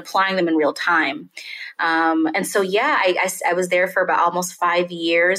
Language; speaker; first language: English; native; English